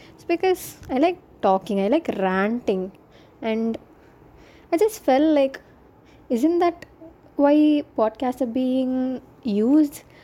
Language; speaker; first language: English; non-native, local second language; Tamil